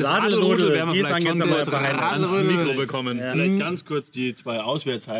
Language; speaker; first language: German; native; German